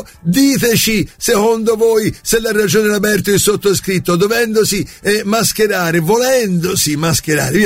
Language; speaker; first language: Italian; native; Italian